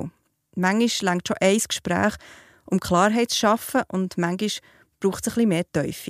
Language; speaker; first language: German; native; German